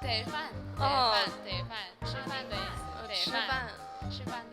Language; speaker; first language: Chinese; non-native, fluent; Korean